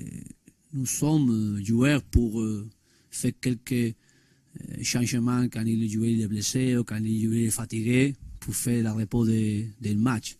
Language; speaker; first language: French; non-native, learner; Spanish